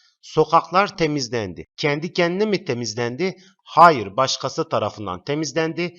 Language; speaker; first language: Turkish; native; Turkish